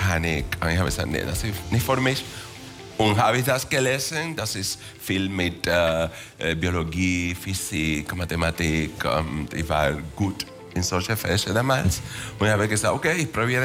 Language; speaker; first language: German; non-native, fluent; Spanish